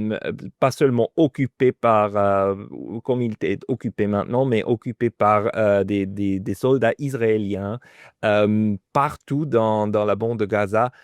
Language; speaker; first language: French; non-native, fluent; German